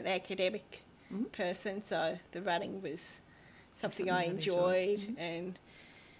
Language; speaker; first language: English; native; English